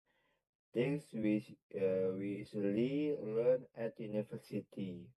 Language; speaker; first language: English; non-native, learner; Indonesian